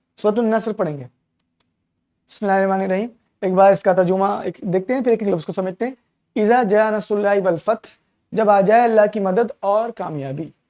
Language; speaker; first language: Urdu; native; Urdu